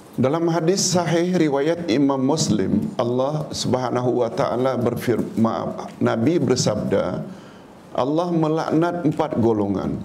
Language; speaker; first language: Malay; native; Malay